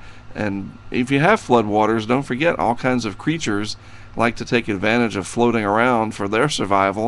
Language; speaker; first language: English; native; English